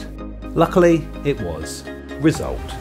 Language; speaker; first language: English; native; English